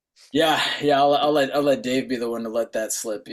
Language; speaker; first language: English; native; English